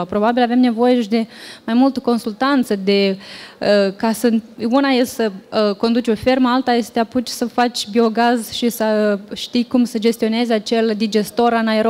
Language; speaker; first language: Romanian; native; Romanian